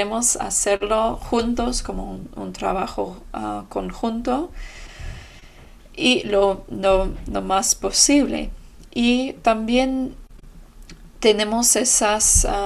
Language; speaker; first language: Spanish; non-native, fluent; English